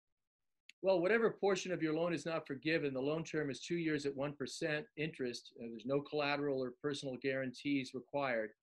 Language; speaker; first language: English; native; English